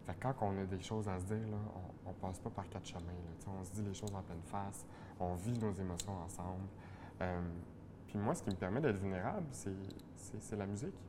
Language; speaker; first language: French; native; French